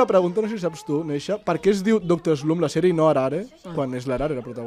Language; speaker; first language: Catalan; native; Catalan